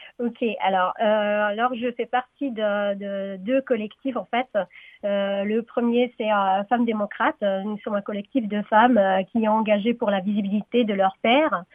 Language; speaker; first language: French; non-native, local second language; Arabic